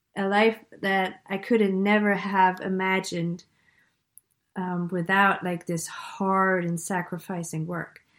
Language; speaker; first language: English; non-native, fluent; German